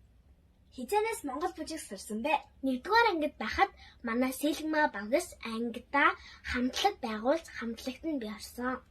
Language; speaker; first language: Mongolian; early bilingual, heritage; Mongolian